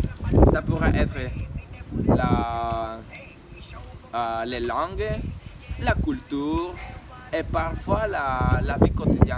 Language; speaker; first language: French; non-native, learner; Spanish